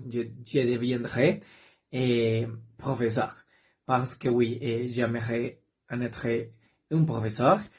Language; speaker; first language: French; non-native, learner; Spanish